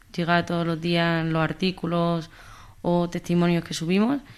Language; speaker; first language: Spanish; native; Spanish